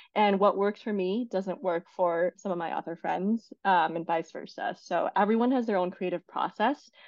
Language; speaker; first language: English; non-native, fluent; Chinese